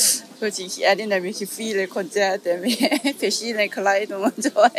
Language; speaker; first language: German; non-native, learner; Korean